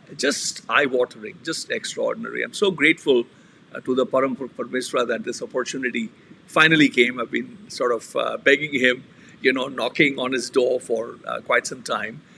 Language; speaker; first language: English; non-native, local second language; Punjabi